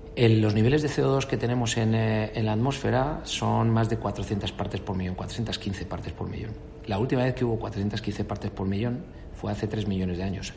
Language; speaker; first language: Spanish; native; Spanish